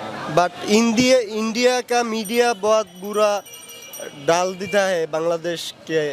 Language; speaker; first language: Hindi; non-native, learner; Bangla